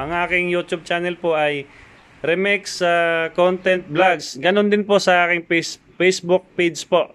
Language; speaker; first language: Filipino; non-native, local second language; Cebuano